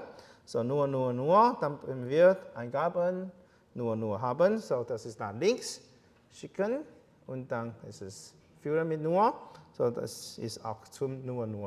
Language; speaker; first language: German; non-native, learner; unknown